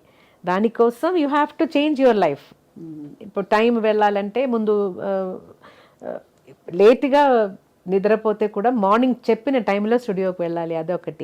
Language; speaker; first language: Telugu; non-native, local second language; Malayalam